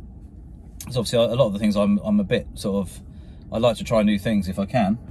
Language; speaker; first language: English; native; English